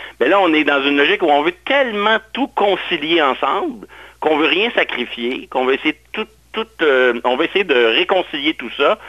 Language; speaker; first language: French; native; French